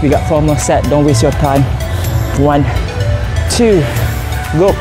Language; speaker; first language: English; non-native, local second language; Malay